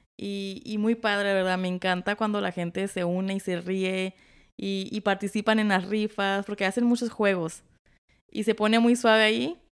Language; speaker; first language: Spanish; early bilingual, heritage; Spanish